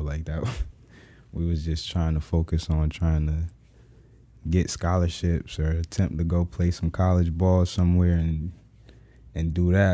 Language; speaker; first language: English; native; English